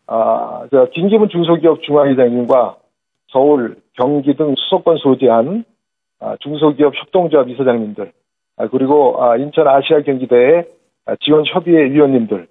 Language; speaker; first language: Korean; native; Korean